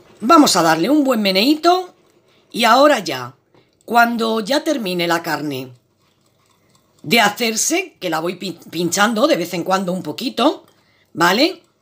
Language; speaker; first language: Spanish; native; Spanish